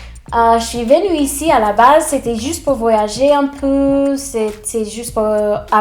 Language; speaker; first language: French; non-native, fluent; English